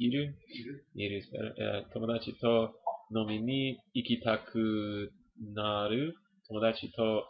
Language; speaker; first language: Japanese; non-native, learner; English